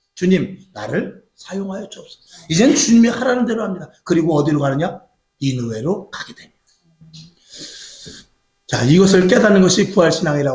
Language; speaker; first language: Korean; native; Korean